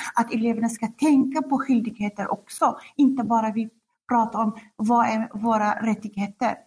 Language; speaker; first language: Swedish; non-native, fluent; Kurdish